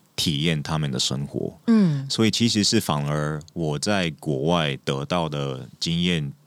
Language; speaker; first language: Chinese; non-native, fluent; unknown